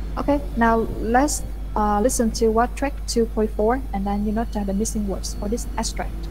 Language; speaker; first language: English; non-native, fluent; Vietnamese